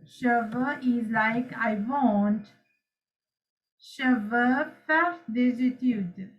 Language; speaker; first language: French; non-native, learner; Sinhala